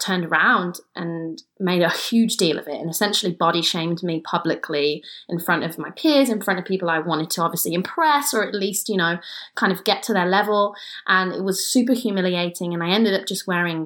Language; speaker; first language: English; native; English